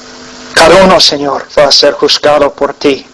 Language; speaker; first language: Spanish; non-native, fluent; English